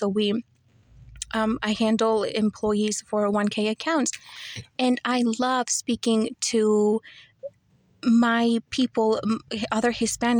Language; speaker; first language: English; early bilingual, other home language; Spanish